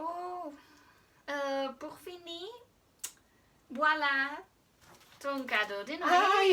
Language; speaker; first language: French; non-native, learner; Spanish